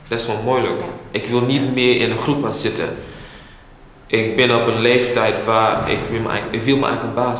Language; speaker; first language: Dutch; non-native, fluent; English